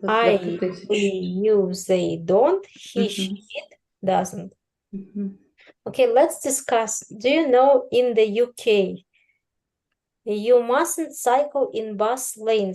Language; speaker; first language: English; non-native, fluent; Russian